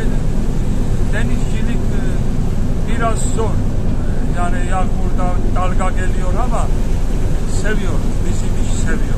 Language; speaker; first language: Turkish; non-native, learner; Georgian